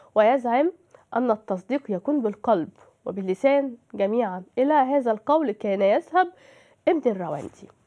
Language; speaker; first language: Arabic; native; Arabic